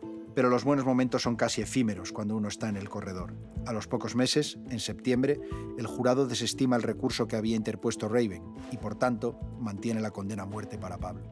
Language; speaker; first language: Spanish; native; Spanish